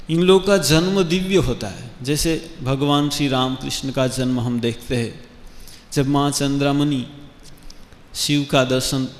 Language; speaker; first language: Hindi; non-native, local second language; Bangla